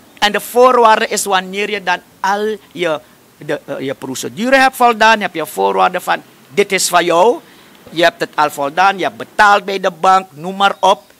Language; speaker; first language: Dutch; native; Dutch